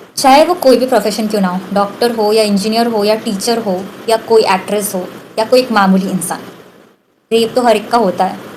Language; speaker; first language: Hindi; non-native, local second language; Bangla